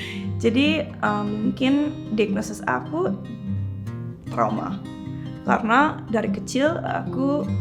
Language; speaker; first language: Indonesian; early bilingual, heritage; English